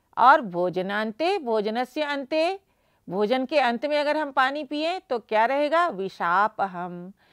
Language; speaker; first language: Hindi; native; Hindi